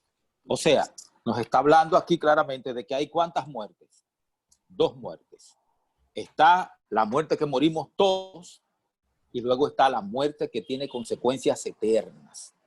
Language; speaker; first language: Spanish; native; Spanish